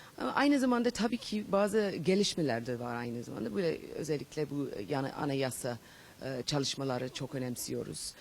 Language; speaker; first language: Turkish; non-native, fluent; English